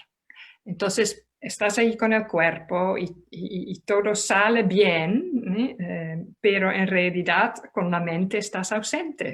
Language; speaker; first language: Spanish; non-native, fluent; Dutch